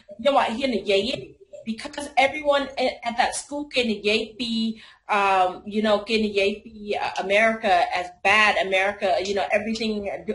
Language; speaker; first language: English; non-native, fluent; Khmer